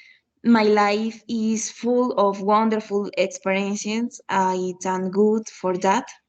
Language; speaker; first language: English; non-native, learner; Spanish